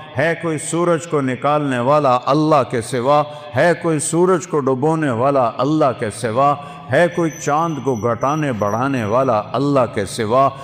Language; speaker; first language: Urdu; non-native, local second language; Saraiki